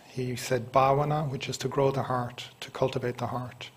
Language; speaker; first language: English; native; English